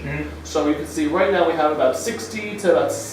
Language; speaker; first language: English; native; English